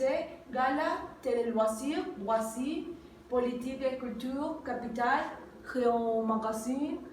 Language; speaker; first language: French; non-native, learner; Spanish